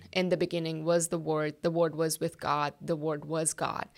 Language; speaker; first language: English; non-native, fluent; Persian